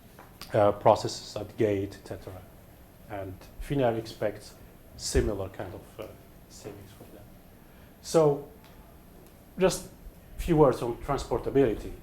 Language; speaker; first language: English; non-native, fluent; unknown